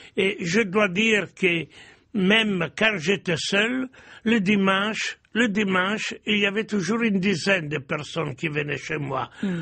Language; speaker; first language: French; non-native, fluent; Italian